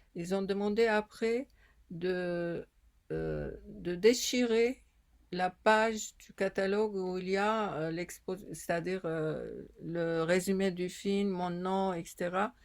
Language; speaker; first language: French; non-native, fluent; Arabic